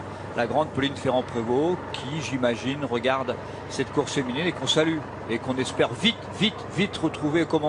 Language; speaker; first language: French; native; French